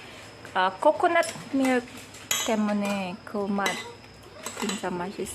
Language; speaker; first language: Korean; non-native, learner; Filipino